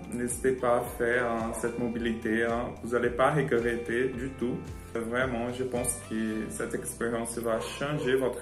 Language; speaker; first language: French; non-native, fluent; Portuguese